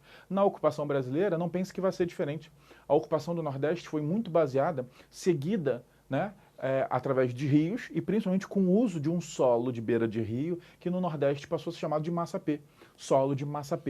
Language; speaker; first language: Portuguese; native; Portuguese